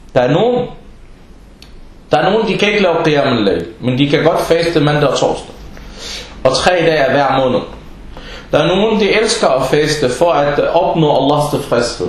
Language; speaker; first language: Danish; non-native, fluent; Arabic